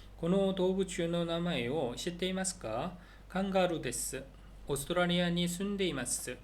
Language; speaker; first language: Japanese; non-native, learner; Korean